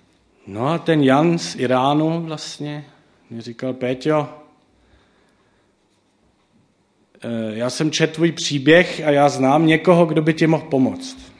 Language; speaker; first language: Czech; non-native, fluent; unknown